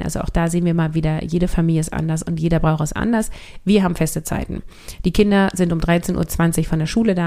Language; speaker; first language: German; native; German